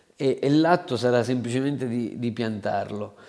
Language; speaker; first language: Italian; native; Italian